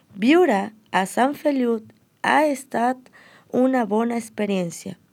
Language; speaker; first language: Catalan; non-native, learner; Spanish